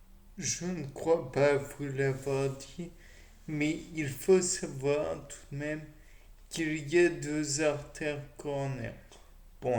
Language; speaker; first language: French; native; French